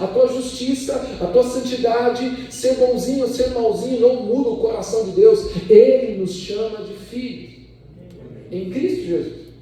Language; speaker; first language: Portuguese; early bilingual, other home language; Spanish